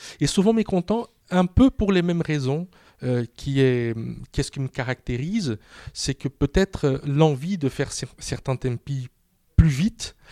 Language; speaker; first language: French; non-native, fluent; Portuguese